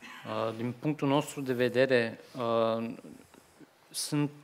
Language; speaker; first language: Romanian; non-native, fluent; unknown